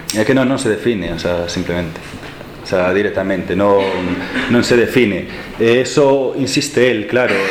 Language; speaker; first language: Galician; non-native, local second language; Spanish